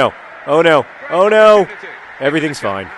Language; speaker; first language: English; native; English